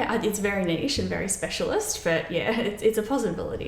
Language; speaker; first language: English; native; English